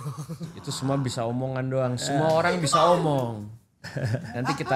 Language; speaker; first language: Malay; non-native, local second language; Indonesian